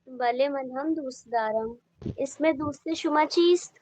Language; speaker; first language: Persian; non-native, learner; Urdu